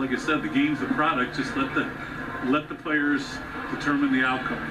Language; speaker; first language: English; native; English